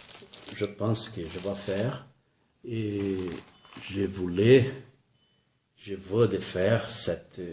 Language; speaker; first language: French; non-native, learner; Portuguese